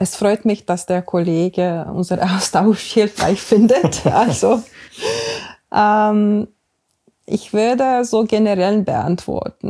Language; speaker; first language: German; non-native, fluent; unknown